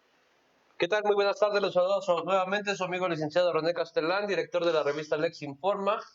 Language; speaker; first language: Spanish; native; Spanish